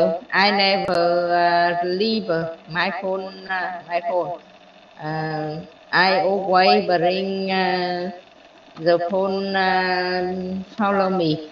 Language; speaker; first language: English; non-native, learner; Vietnamese